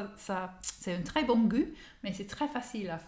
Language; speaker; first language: French; non-native, learner; English